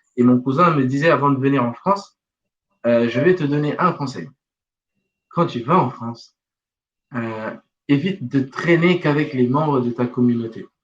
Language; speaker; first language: French; non-native, local second language; Wolof